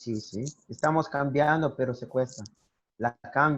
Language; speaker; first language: Spanish; non-native, learner; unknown